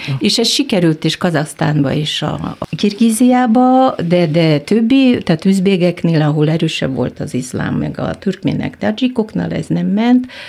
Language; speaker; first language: Hungarian; non-native, fluent; Kyrgyz